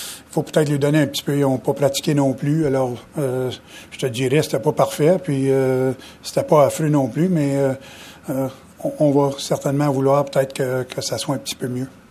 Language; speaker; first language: French; native; French